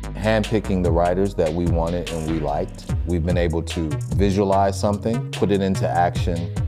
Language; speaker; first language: English; native; English